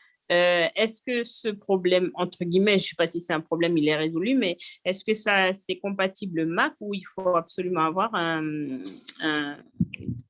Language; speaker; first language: French; native; French